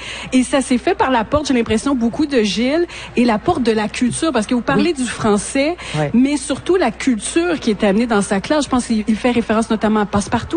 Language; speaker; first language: French; native; French